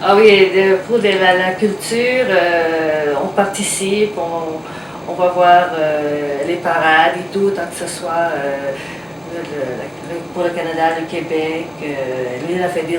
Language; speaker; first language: French; native; French